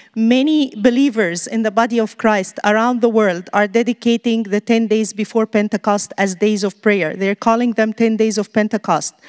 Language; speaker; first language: English; non-native, fluent; Arabic